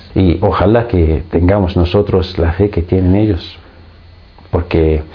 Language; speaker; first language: Spanish; non-native, fluent; Arabic